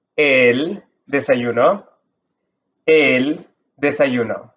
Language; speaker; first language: Spanish; early bilingual, heritage; Spanish